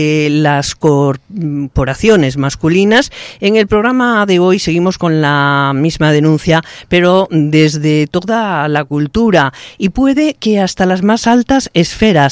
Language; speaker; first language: Spanish; native; Spanish